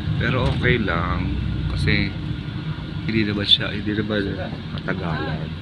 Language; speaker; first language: Filipino; native; Filipino